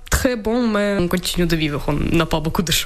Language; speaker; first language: French; non-native, learner; Ukrainian